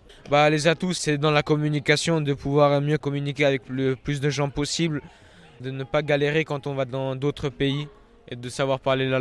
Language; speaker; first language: French; early bilingual, other home language; Hungarian